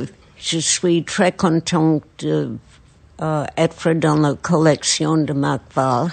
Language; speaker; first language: French; non-native, fluent; English